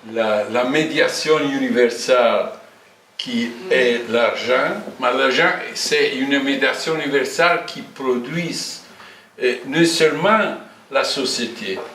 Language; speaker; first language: French; non-native, fluent; Italian